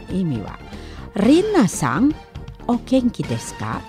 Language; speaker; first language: Japanese; non-native, fluent; Indonesian